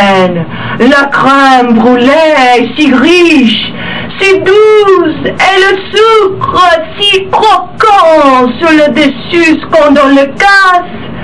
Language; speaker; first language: French; non-native, fluent; English